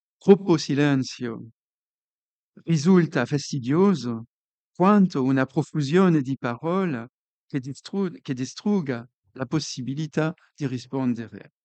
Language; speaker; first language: Italian; non-native, fluent; French